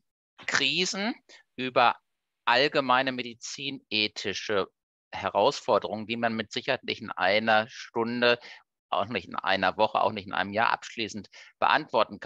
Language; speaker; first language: German; native; German